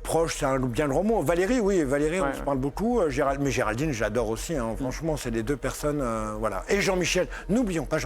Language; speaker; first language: French; native; French